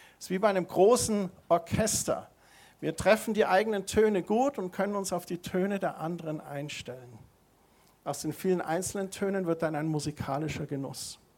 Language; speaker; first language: German; native; German